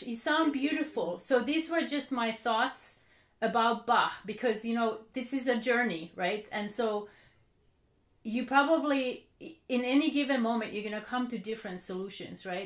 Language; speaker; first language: English; non-native, fluent; Finnish